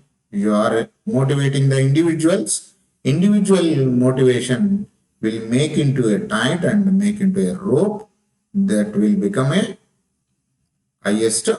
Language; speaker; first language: English; non-native, local second language; Telugu